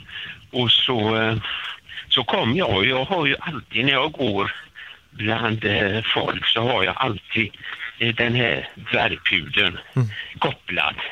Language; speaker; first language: Swedish; native; Swedish